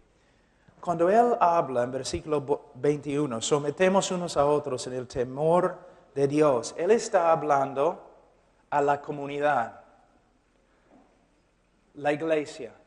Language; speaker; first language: Spanish; non-native, fluent; English